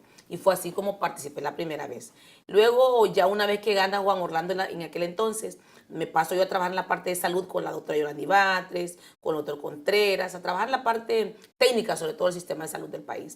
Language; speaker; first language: Spanish; native; Spanish